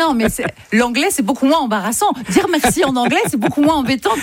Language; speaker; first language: French; native; French